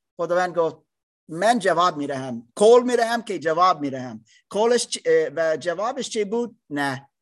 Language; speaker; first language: Persian; non-native, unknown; German